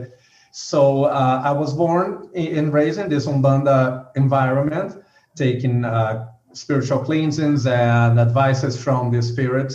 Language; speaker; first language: English; non-native, fluent; Portuguese